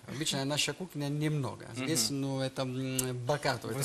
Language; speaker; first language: Russian; non-native, learner; Italian